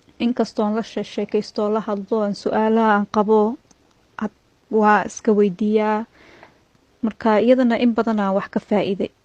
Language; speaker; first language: Somali; early bilingual, heritage; Somali